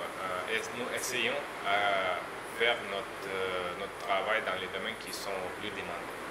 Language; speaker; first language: French; non-native, learner; Russian